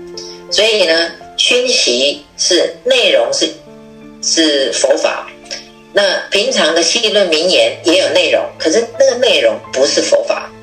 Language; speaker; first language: Chinese; native; Chinese